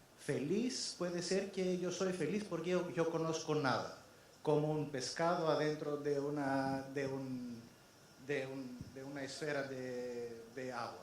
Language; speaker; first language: Spanish; non-native, fluent; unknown